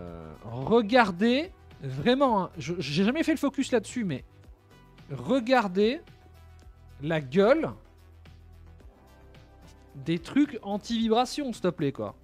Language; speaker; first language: French; native; French